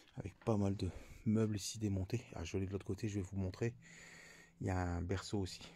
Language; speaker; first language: French; native; French